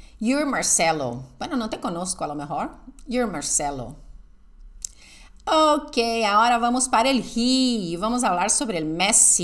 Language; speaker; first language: Spanish; non-native, fluent; Portuguese